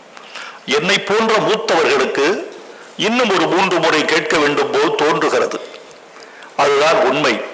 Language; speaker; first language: Tamil; native; Tamil